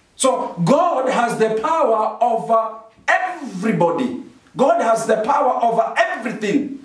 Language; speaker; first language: English; non-native, local second language; Swahili